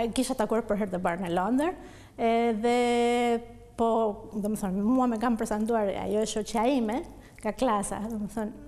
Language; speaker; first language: Albanian; non-native, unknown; Spanish